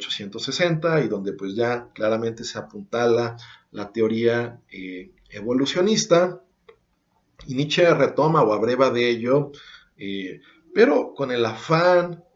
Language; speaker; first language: Spanish; native; Spanish